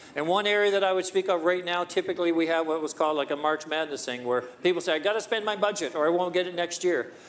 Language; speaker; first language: English; native; English